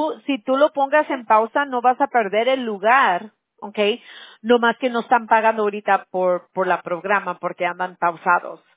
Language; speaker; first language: Spanish; early bilingual, heritage; Spanish